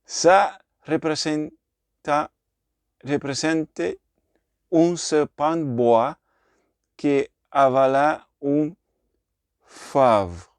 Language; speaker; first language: French; non-native, learner; Spanish